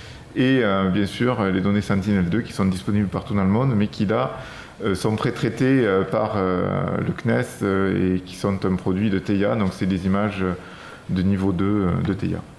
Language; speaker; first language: French; native; French